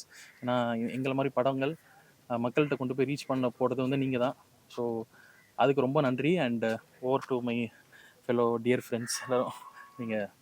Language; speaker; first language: Tamil; native; Tamil